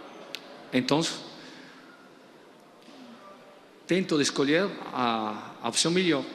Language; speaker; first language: Portuguese; non-native, learner; Spanish